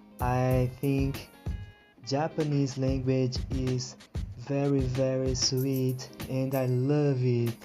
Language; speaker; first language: English; non-native, learner; Portuguese